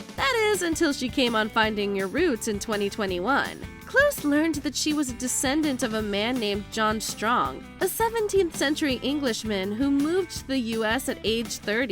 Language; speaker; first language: English; native; English